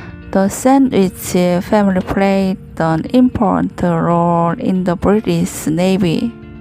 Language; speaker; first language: English; non-native, learner; Korean